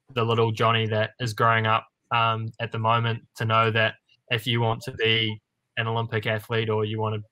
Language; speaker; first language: English; native; English